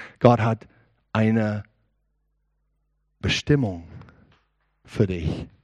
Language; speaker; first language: German; non-native, learner; English